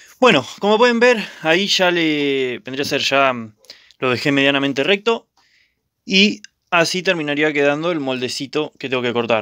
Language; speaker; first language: Spanish; native; Spanish